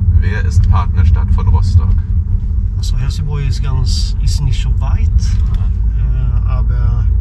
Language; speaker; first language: German; native; German